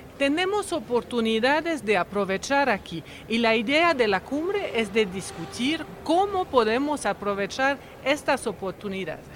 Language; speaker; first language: Spanish; non-native, fluent; French